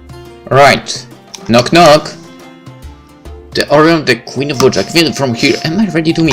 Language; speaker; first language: English; non-native, fluent; Polish